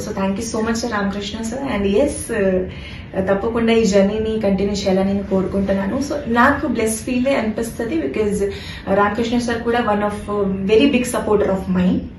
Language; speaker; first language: Telugu; non-native, fluent; Hindi